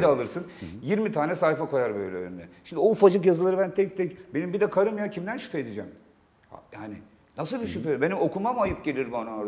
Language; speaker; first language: Turkish; native; Turkish